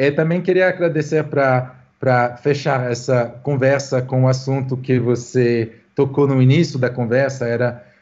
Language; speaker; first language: Portuguese; non-native, fluent; French